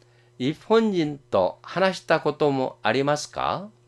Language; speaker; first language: Japanese; non-native, fluent; Korean